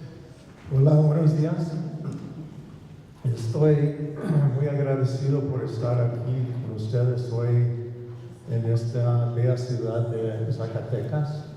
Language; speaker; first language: Spanish; non-native, fluent; English